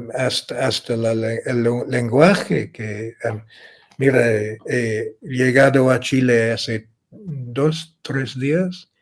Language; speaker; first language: Spanish; non-native, fluent; English